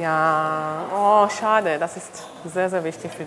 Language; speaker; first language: German; non-native, learner; Hebrew